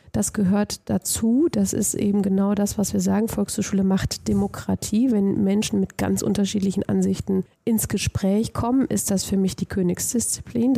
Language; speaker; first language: German; native; German